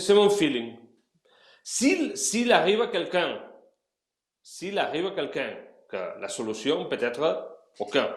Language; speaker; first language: French; non-native, fluent; Spanish